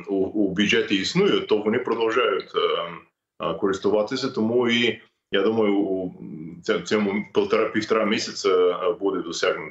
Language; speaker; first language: Ukrainian; non-native, fluent; English